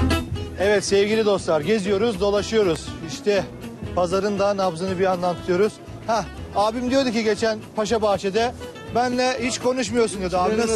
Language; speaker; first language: Turkish; native; Turkish